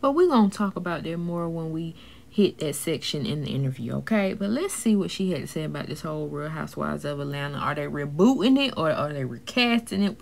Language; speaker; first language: English; native; English